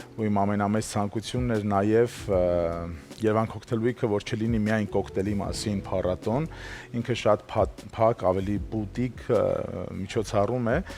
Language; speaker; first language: Armenian; native; Armenian